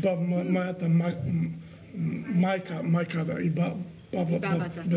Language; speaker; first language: Macedonian; early bilingual, heritage; Macedonian